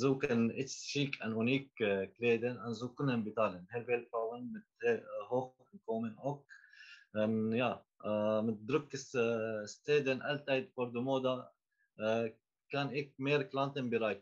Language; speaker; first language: Dutch; non-native, learner; Arabic